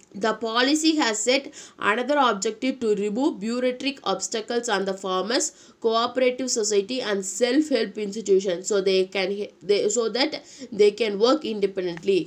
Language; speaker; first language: English; non-native, local second language; Tamil